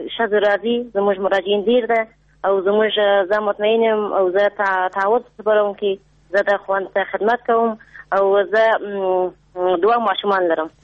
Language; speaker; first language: Pashto; non-native, local second language; Persian